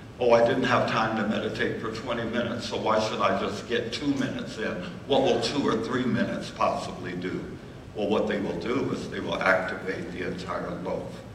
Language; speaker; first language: English; native; English